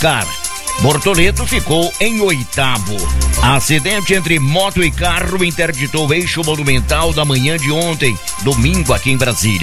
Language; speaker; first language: Portuguese; native; Portuguese